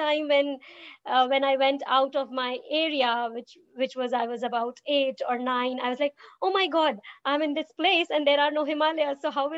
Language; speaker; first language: English; non-native, local second language; Hindi